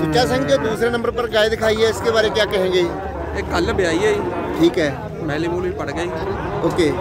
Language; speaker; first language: Hindi; non-native, local second language; Punjabi